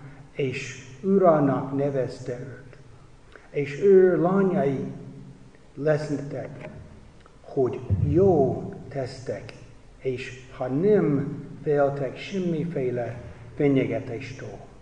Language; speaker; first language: Hungarian; non-native, fluent; English